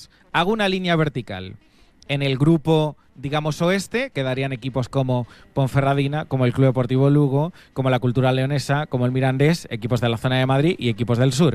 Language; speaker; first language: Spanish; native; Spanish